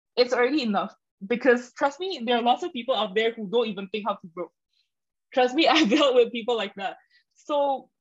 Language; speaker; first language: English; non-native, fluent; Indonesian